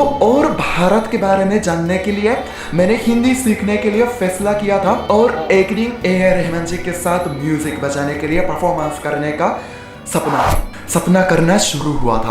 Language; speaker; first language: Hindi; non-native, fluent; Japanese